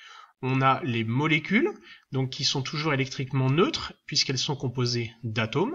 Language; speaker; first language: French; native; French